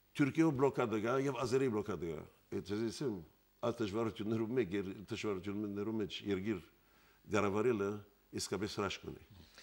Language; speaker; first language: Armenian; early bilingual, heritage; Armenian